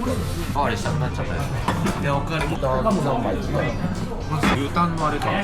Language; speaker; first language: Japanese; native; Japanese